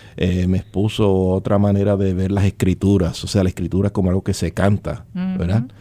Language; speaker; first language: Spanish; early bilingual, heritage; Spanish